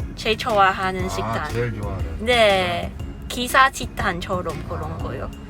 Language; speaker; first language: Korean; non-native, learner; Cantonese